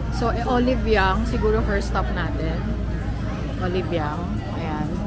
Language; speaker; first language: Filipino; native; Filipino